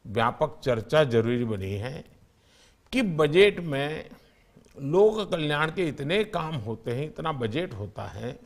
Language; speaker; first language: Hindi; non-native, local second language; Gujarati